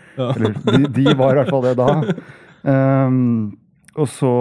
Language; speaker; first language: Norwegian; native; Norwegian